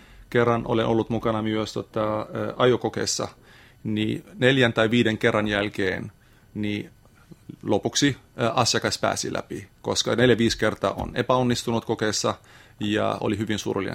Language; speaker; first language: Finnish; non-native, fluent; Arabic